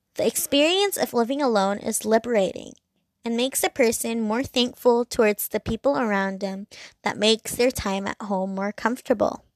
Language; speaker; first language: English; non-native, local second language; Cantonese